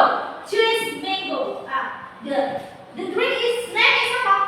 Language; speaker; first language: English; non-native, learner; Indonesian